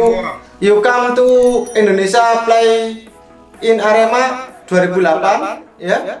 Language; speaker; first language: English; non-native, learner; Indonesian